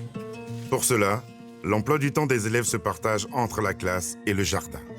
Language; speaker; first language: French; native; French